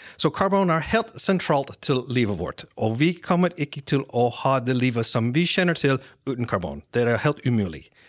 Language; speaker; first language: Norwegian; non-native, fluent; English